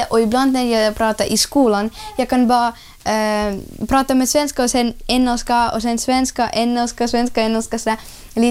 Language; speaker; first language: Swedish; non-native, learner; Russian